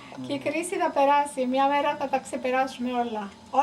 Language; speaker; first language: Greek; early bilingual, heritage; Greek